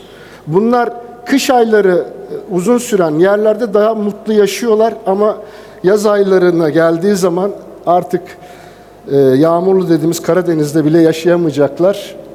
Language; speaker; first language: Turkish; native; Turkish